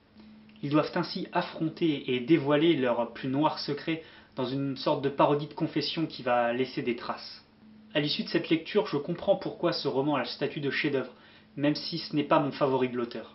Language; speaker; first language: French; native; French